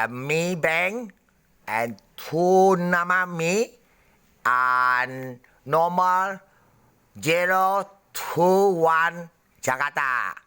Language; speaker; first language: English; non-native, learner; Indonesian